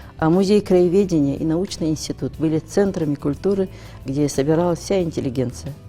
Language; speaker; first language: Russian; non-native, local second language; Ingush